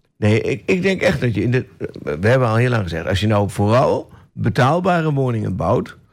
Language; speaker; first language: Dutch; native; Dutch